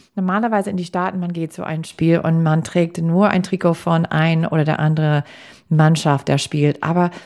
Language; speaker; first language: German; non-native, fluent; English